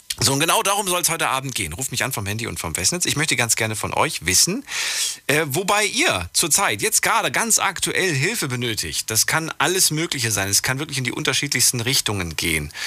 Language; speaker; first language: German; native; German